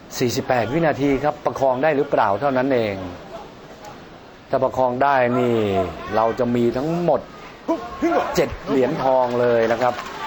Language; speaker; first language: Thai; native; Thai